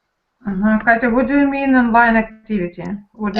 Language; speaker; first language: English; non-native, learner; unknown